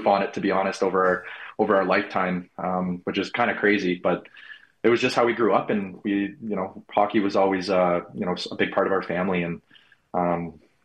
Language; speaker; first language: English; native; English